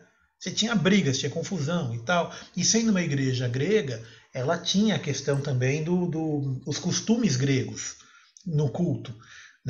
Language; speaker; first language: Portuguese; native; Portuguese